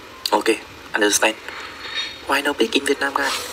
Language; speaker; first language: English; non-native, learner; Vietnamese